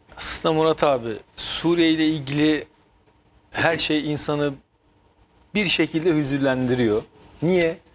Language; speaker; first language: Turkish; native; Turkish